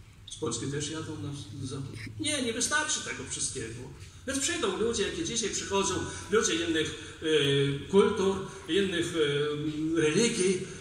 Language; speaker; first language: Polish; non-native, fluent; Belarusian